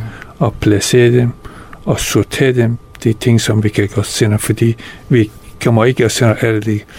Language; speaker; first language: Danish; non-native, fluent; Persian